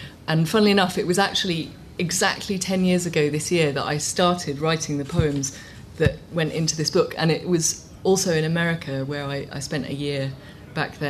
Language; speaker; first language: English; native; English